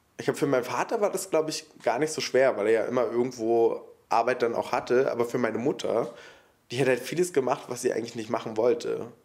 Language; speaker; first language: German; early bilingual, other home language; Polish